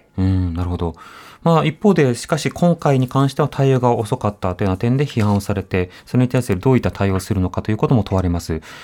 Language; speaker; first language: Japanese; native; Japanese